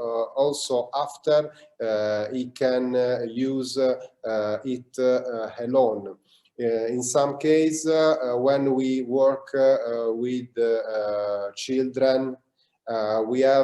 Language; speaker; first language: English; non-native, learner; Italian